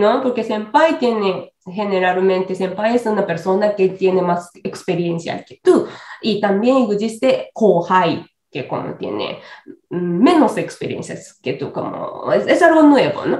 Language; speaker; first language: Spanish; non-native, fluent; Japanese